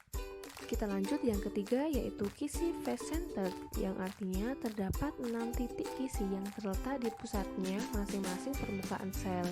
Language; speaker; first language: Indonesian; native; Indonesian